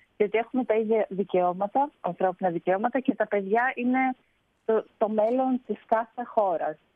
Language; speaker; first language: Greek; early bilingual, heritage; Greek